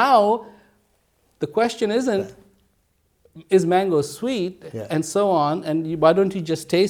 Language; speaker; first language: English; non-native, local second language; Hindi